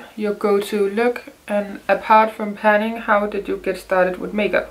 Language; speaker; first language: English; non-native, fluent; Danish